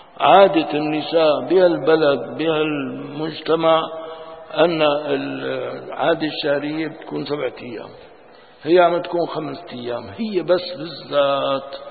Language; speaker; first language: Arabic; non-native, local second language; Kurdish